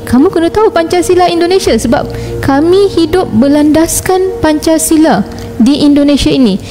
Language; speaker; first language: Malay; non-native, local second language; Tamil